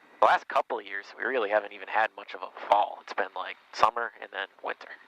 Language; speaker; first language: English; native; English